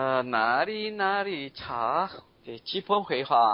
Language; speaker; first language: Chinese; non-native, learner; Korean